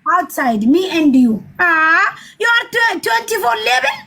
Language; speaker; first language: English; non-native, learner; Amharic